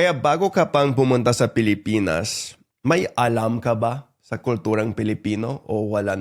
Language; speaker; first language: Filipino; non-native, fluent; English